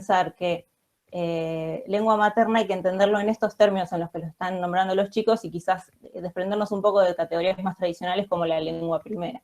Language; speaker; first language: Spanish; native; Spanish